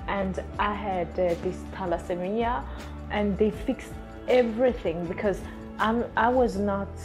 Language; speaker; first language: English; non-native, fluent; Swedish